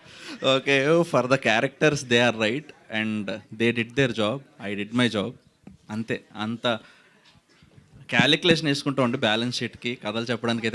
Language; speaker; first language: Telugu; native; Telugu